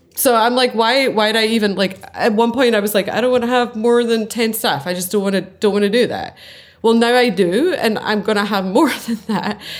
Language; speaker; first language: English; native; English